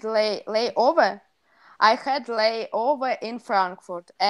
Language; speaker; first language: English; non-native, learner; Russian